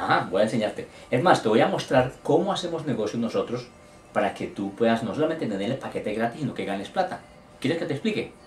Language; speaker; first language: Spanish; native; Spanish